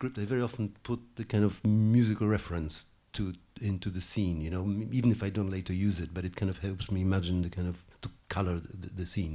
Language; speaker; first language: English; non-native, fluent; Polish